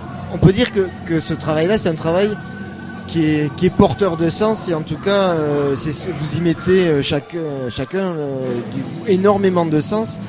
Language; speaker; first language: French; native; French